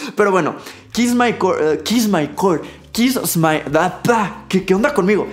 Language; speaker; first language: Spanish; native; Spanish